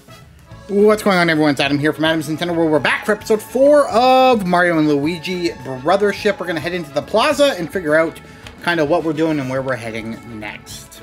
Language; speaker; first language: English; native; English